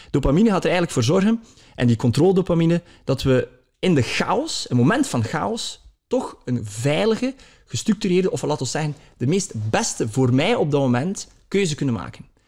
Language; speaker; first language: Dutch; native; Dutch